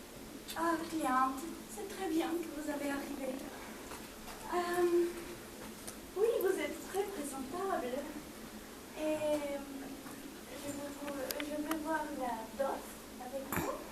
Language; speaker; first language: French; non-native, learner; Spanish